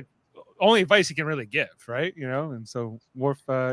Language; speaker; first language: English; native; English